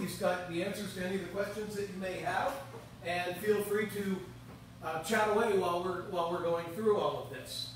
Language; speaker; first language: English; native; English